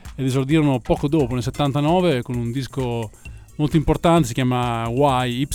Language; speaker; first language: Italian; native; Italian